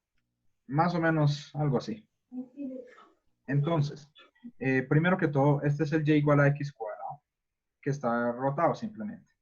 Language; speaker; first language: Spanish; native; Spanish